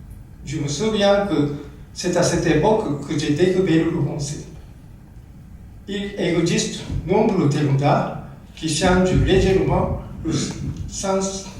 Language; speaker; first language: French; non-native, learner; Japanese